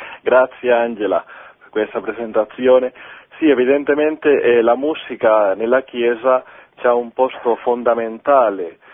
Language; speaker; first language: Italian; non-native, fluent; Spanish